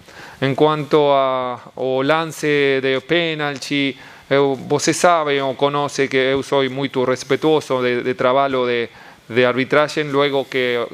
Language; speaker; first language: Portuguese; non-native, learner; Spanish